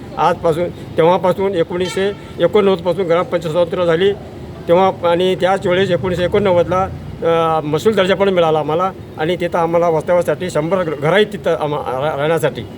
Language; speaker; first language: Marathi; non-native, local second language; Lambadi